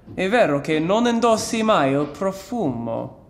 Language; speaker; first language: Italian; non-native, learner; English